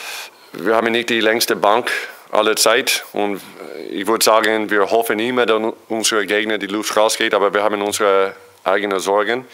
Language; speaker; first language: German; non-native, fluent; English